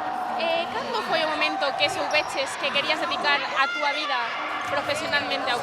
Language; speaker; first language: Galician; native; Galician